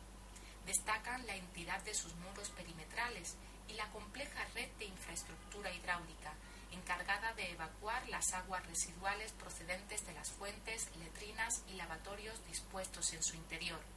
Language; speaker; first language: Spanish; native; Spanish